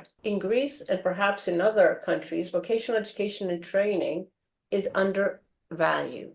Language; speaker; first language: English; non-native, fluent; Greek